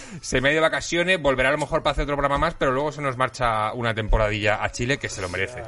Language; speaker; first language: Spanish; native; Spanish